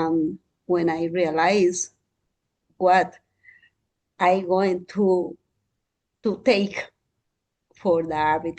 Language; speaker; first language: English; non-native, learner; Spanish